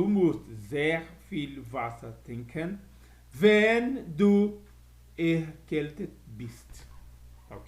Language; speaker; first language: German; non-native, fluent; Portuguese